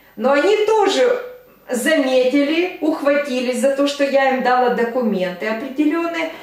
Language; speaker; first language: Russian; native; Russian